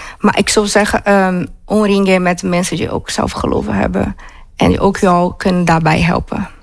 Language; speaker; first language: Dutch; non-native, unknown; Portuguese